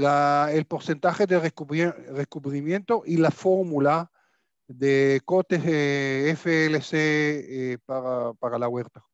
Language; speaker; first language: Spanish; non-native, fluent; Hebrew